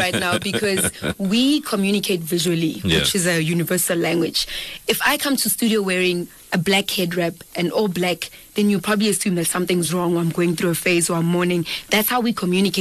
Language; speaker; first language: English; non-native, local second language; Northern Sotho